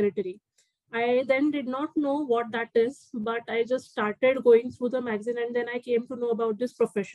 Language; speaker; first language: English; non-native, local second language; Marathi